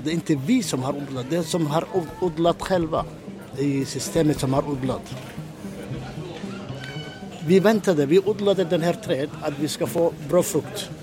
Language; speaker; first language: Swedish; non-native, fluent; Somali